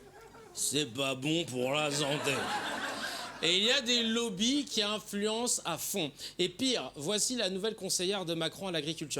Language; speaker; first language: French; native; French